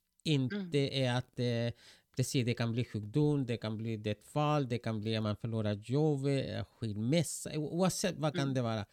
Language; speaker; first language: Swedish; non-native, fluent; Spanish